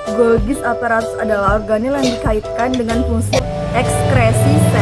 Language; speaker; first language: Indonesian; native; Indonesian